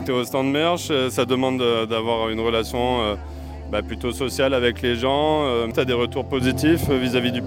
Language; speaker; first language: French; native; French